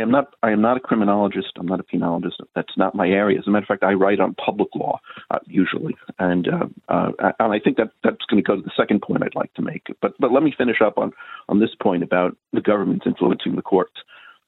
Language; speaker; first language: English; native; English